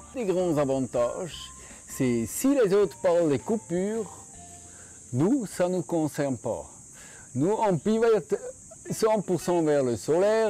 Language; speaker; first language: French; non-native, fluent; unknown